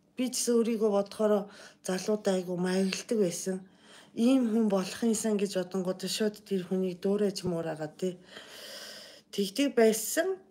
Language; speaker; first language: Mongolian; non-native, fluent; Japanese